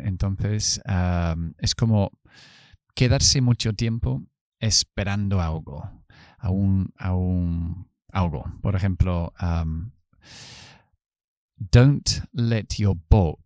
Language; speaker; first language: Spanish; non-native, fluent; English